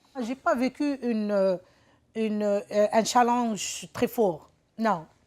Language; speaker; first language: French; non-native, local second language; Arabic